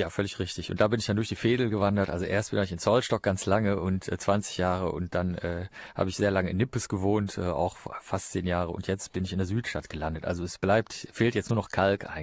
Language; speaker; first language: German; native; German